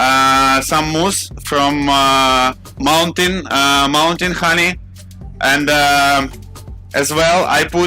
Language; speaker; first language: English; non-native, learner; Russian